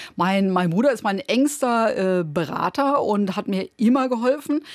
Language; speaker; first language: German; native; German